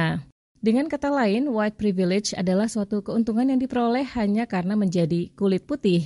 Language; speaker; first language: Indonesian; native; Indonesian